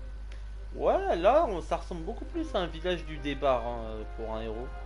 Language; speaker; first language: French; native; French